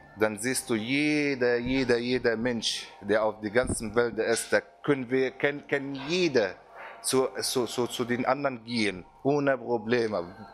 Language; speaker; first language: German; non-native, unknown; Arabic